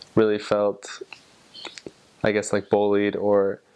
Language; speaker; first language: English; native; English